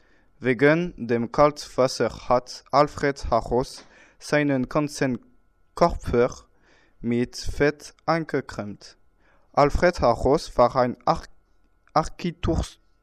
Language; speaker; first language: German; non-native, learner; French